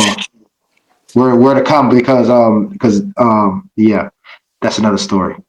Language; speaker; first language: English; native; English